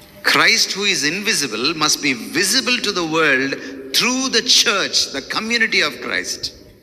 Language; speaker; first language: English; non-native, local second language; Telugu